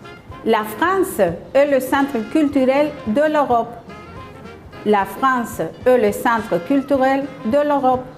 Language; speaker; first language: French; non-native, fluent; Spanish